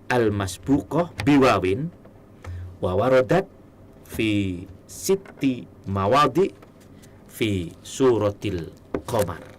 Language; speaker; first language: Arabic; non-native, fluent; Indonesian